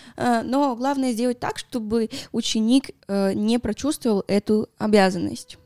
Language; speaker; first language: Russian; non-native, fluent; Spanish